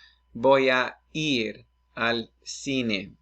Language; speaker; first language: Spanish; non-native, fluent; English